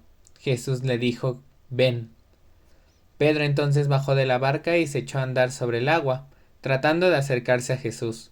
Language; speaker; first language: Spanish; native; Spanish